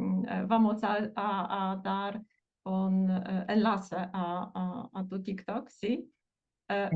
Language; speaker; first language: Spanish; non-native, fluent; Portuguese